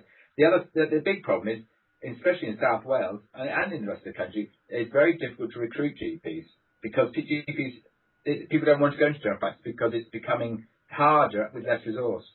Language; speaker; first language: English; native; English